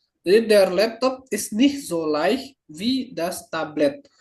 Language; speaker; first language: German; non-native, fluent; Indonesian